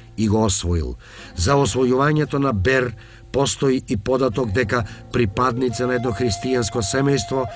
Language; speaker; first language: Macedonian; native; Macedonian